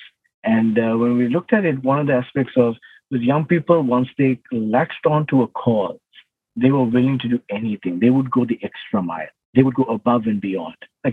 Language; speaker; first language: English; non-native, local second language; Sinhala